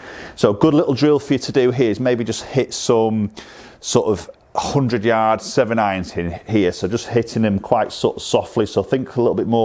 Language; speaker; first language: English; native; English